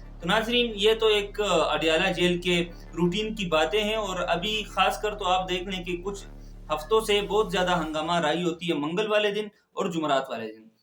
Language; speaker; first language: Urdu; non-native, local second language; Pashto